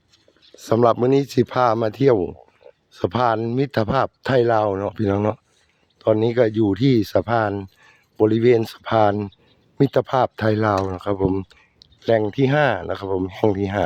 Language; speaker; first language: Thai; non-native, local second language; Northeastern Thai